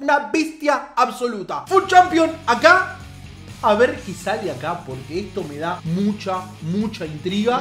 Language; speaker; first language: Spanish; native; Spanish